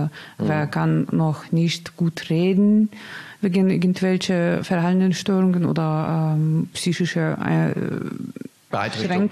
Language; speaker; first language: German; non-native, learner; Russian